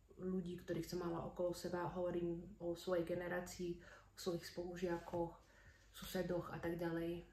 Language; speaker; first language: Slovak; early bilingual, other home language; Amharic